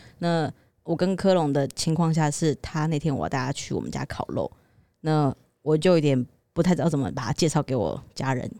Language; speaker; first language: Chinese; native; Chinese